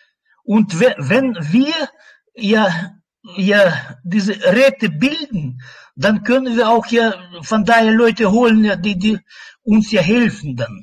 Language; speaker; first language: German; non-native, learner; Russian